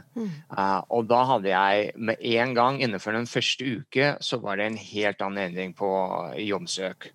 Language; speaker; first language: Norwegian; early bilingual, heritage; English